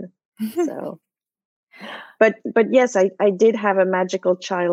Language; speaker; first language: English; non-native, fluent; French